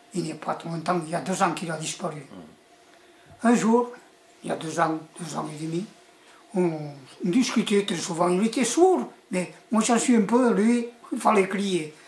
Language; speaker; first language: French; early bilingual, other home language; Spanish